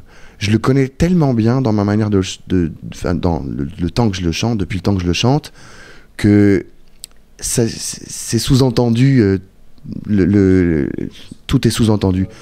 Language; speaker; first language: French; native; French